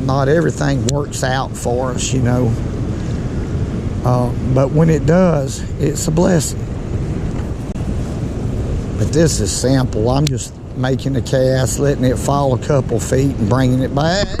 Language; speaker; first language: English; native; English